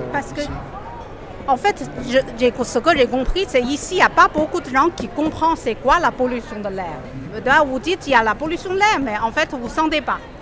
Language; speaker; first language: French; non-native, fluent; Chinese